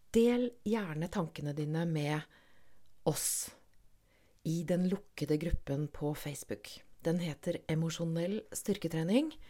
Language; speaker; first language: Norwegian; native; Norwegian